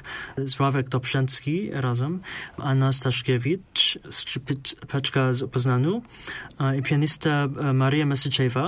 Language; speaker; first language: Polish; non-native, learner; Chinese